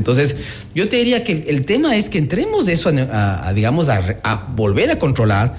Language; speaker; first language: Spanish; native; Spanish